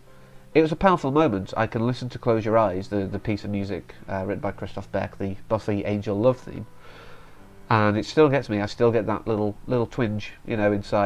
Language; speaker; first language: English; native; English